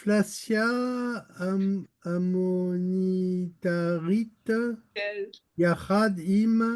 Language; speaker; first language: Hebrew; non-native, learner; French